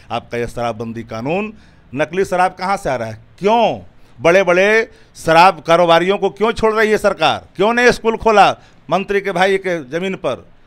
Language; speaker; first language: Hindi; native; Hindi